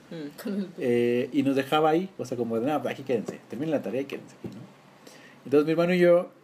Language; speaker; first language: Spanish; native; Spanish